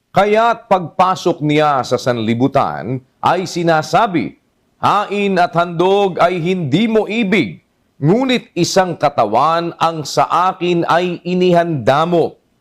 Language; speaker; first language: Filipino; native; Filipino